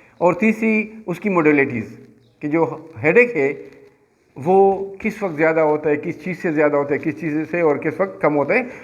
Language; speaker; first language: Urdu; non-native, local second language; Pashto